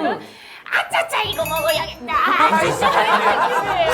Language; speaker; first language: Korean; early bilingual, other home language; Italian